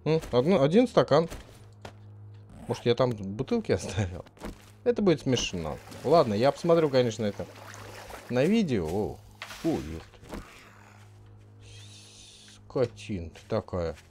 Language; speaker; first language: Russian; native; Russian